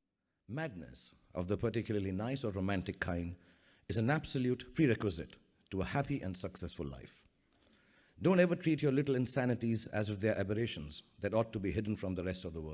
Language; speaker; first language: English; non-native, local second language; Hindi